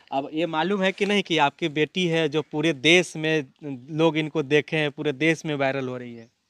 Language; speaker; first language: Hindi; native; Hindi